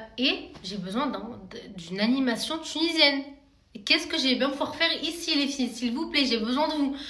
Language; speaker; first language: French; native; French